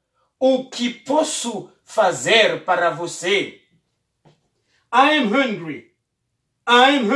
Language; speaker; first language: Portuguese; non-native, learner; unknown